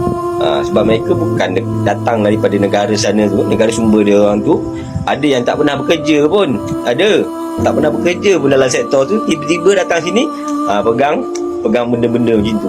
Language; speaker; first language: Malay; native; Malay